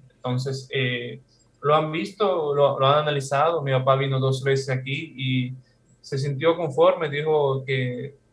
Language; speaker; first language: Spanish; non-native, fluent; Russian